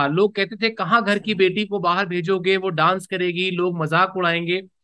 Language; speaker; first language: Hindi; native; Hindi